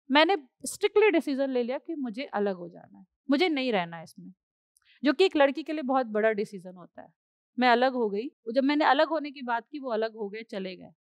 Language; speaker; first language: Hindi; native; Hindi